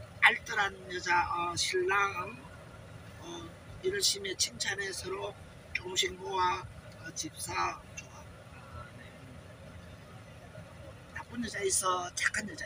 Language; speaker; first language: Korean; non-native, learner; Nepali